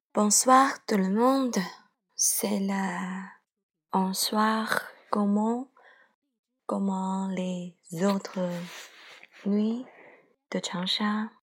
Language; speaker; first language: French; non-native, learner; Chinese